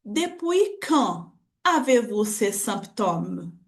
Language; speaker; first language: French; non-native, fluent; Portuguese